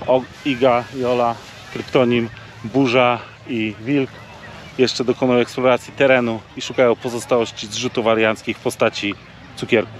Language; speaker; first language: Polish; native; Polish